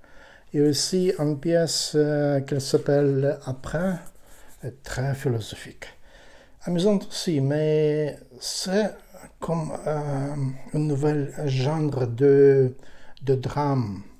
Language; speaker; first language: French; non-native, learner; Ukrainian